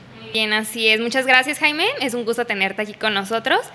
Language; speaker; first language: Spanish; native; Spanish